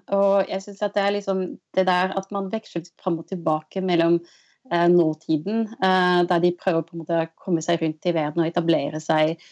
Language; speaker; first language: Norwegian; non-native, fluent; French